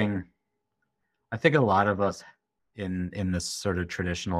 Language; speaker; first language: English; native; English